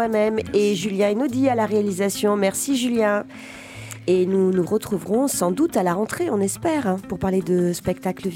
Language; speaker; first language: French; native; French